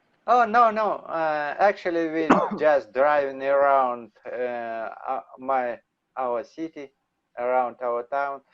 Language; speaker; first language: English; non-native, learner; Russian